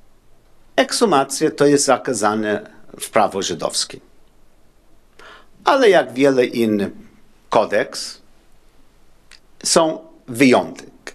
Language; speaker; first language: Polish; non-native, learner; English